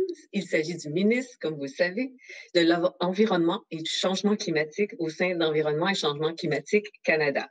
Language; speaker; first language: French; native; French